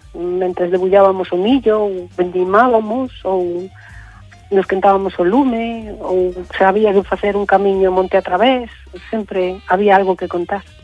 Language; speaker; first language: Galician; native; Galician